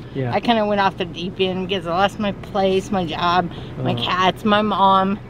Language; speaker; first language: English; native; English